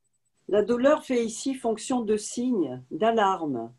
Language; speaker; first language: French; native; French